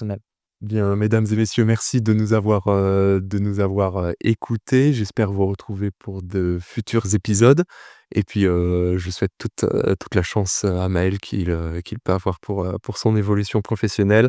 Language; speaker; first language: French; native; French